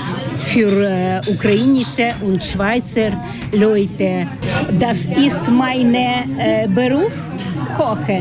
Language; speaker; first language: German; non-native, learner; Ukrainian